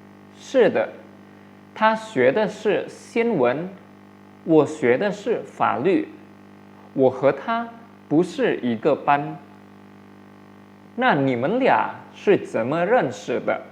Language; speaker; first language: Chinese; non-native, fluent; Indonesian